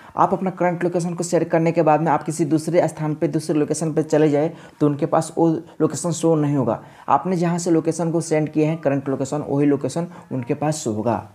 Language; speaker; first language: Hindi; native; Hindi